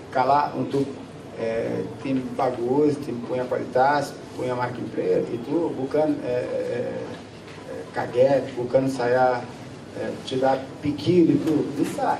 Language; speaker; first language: Indonesian; non-native, learner; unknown